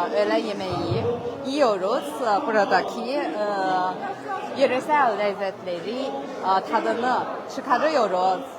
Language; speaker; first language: Turkish; non-native, learner; Chinese